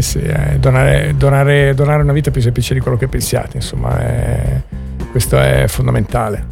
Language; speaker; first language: Italian; native; Italian